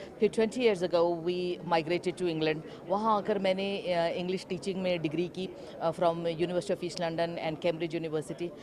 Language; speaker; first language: Urdu; native; Urdu